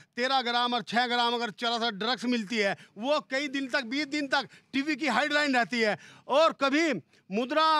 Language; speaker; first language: Hindi; native; Hindi